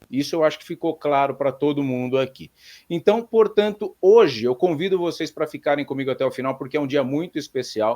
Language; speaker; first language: Portuguese; native; Portuguese